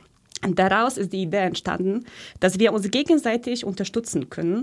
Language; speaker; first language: German; early bilingual, other home language; Polish